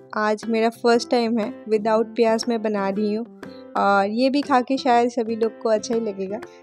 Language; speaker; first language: Hindi; non-native, local second language; Bangla